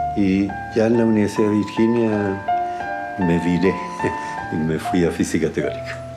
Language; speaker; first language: Spanish; early bilingual, other home language; German